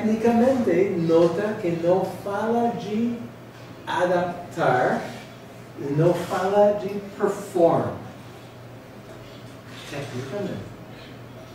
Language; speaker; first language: Portuguese; non-native, learner; English